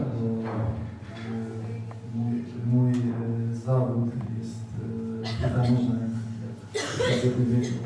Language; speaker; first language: Polish; non-native, fluent; Serbian